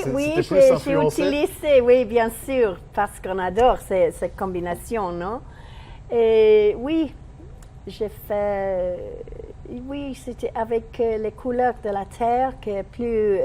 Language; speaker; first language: French; non-native, learner; English